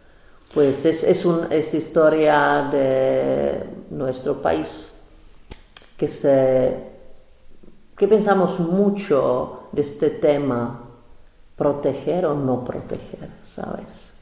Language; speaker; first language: Spanish; non-native, fluent; Czech